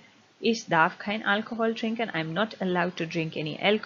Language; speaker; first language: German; non-native, fluent; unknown